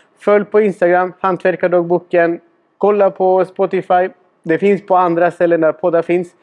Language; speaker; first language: Swedish; non-native, fluent; Spanish